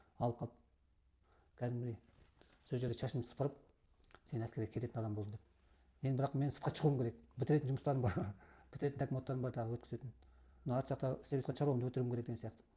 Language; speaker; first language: Kazakh; early bilingual, heritage; Kazakh